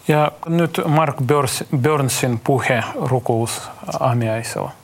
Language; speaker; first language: Finnish; non-native, fluent; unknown